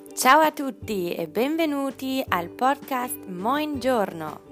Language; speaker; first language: Italian; non-native, fluent; German